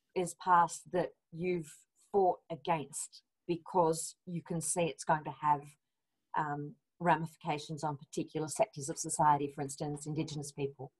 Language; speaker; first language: English; native; English